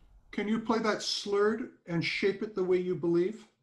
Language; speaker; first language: English; native; English